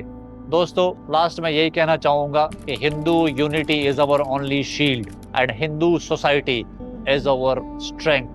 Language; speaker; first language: Hindi; native; Hindi